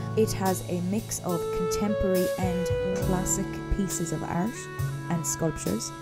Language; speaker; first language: English; native; English